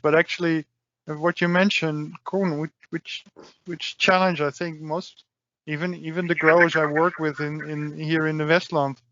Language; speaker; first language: English; non-native, fluent; Dutch